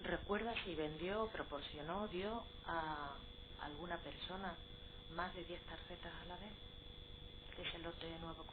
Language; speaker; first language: Spanish; native; Spanish